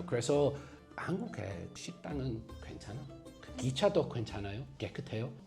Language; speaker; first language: Korean; non-native, fluent; English